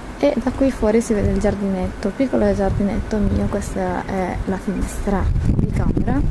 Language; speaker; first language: Italian; non-native, fluent; Spanish